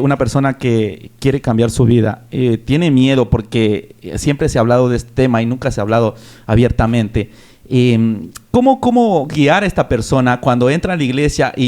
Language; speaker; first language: Spanish; native; Spanish